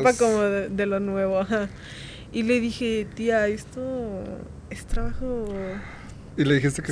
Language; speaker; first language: Spanish; native; Spanish